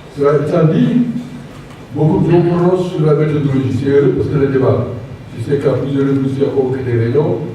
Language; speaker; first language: French; non-native, local second language; Wolof